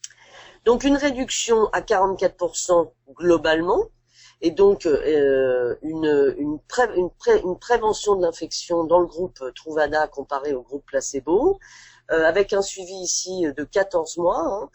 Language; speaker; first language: French; native; French